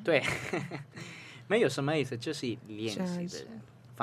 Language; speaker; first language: Chinese; non-native, fluent; Spanish